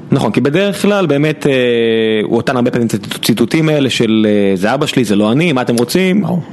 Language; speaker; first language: Hebrew; native; Hebrew